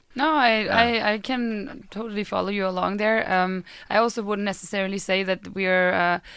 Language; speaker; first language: English; non-native, fluent; German